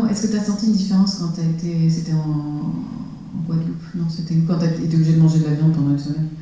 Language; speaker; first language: French; native; French